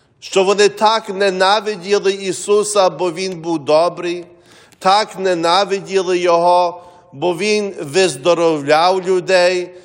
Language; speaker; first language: Ukrainian; early bilingual, heritage; Ukrainian